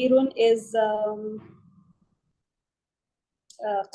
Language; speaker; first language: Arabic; non-native, learner; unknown